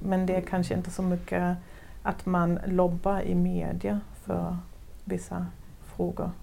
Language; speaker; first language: Swedish; non-native, fluent; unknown